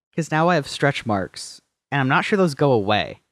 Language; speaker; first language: English; native; English